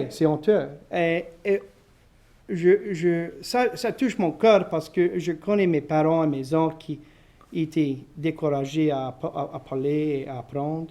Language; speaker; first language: French; non-native, local second language; English